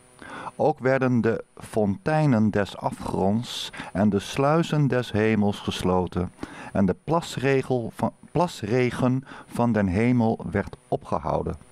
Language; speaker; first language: Dutch; native; Dutch